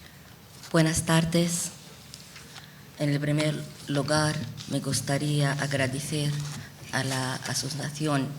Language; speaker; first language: Spanish; non-native, fluent; Arabic